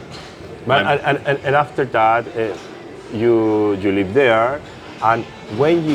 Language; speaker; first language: English; non-native, local second language; Spanish